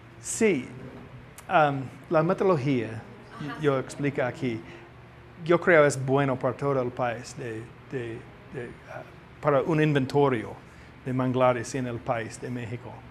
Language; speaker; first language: Spanish; non-native, learner; English